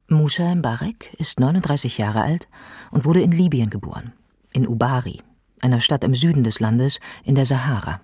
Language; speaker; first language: German; native; German